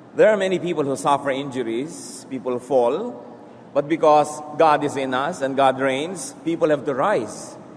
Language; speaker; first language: English; non-native, local second language; Filipino